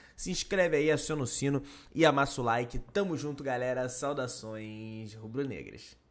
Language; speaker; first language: Portuguese; native; Portuguese